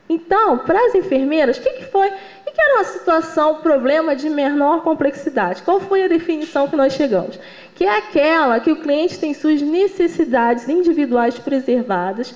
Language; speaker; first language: Portuguese; native; Portuguese